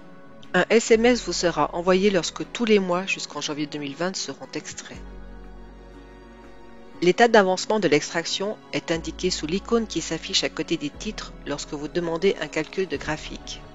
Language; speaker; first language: French; native; French